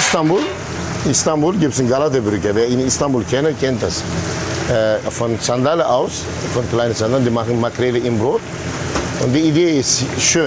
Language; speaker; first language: German; non-native, local second language; Turkish